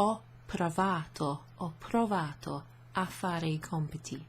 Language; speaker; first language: Italian; non-native, fluent; English